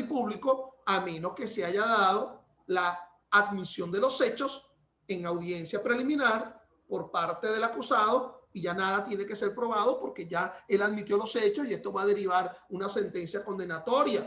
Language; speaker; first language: Spanish; native; Spanish